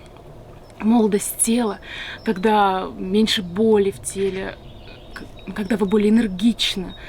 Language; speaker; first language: Russian; native; Russian